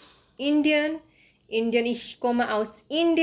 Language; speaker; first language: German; non-native, fluent; Hindi